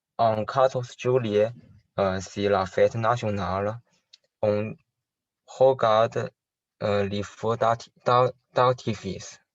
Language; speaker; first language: French; non-native, learner; Chinese